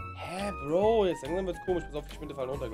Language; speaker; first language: German; native; German